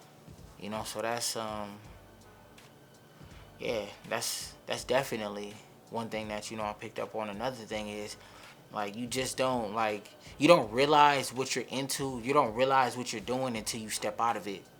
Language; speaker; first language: English; early bilingual, other home language; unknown